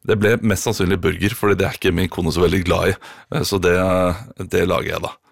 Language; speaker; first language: Norwegian; native; Norwegian